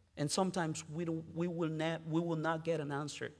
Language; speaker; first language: English; non-native, fluent; Spanish